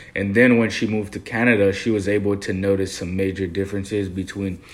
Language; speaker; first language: English; early bilingual, other home language; Haitian Creole